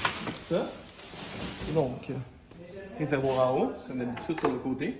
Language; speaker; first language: French; native; French